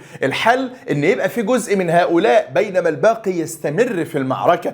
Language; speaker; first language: Arabic; native; Arabic